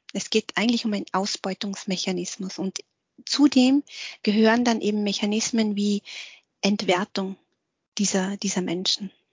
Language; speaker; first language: German; early bilingual, other home language; Vietnamese